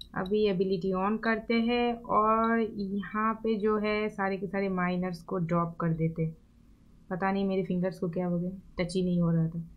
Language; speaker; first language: Hindi; non-native, local second language; Bangla